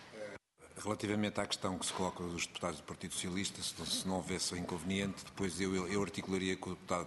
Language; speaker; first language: Portuguese; native; Portuguese